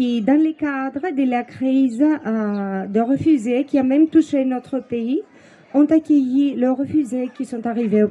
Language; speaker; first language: French; non-native, fluent; Greek